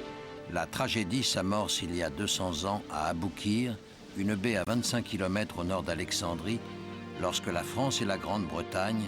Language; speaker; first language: French; native; French